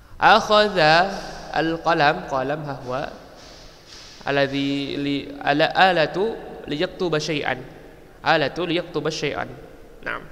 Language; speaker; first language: Arabic; non-native, fluent; Indonesian